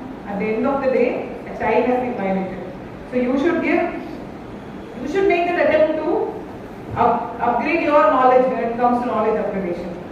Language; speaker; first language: English; non-native, local second language; Malayalam